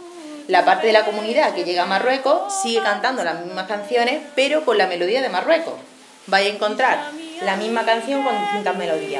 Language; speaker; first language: Spanish; native; Spanish